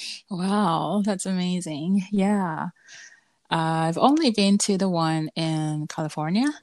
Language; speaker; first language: English; non-native, fluent; Japanese